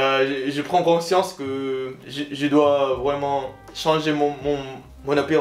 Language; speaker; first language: French; non-native, learner; Filipino